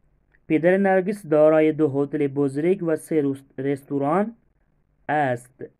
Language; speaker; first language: Persian; non-native, fluent; Urdu